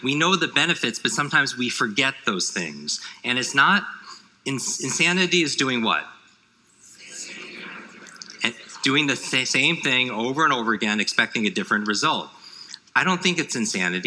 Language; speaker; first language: English; native; English